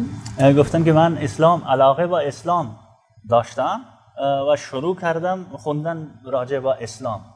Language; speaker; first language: Persian; non-native, fluent; Urdu